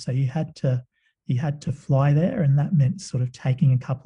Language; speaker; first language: English; native; English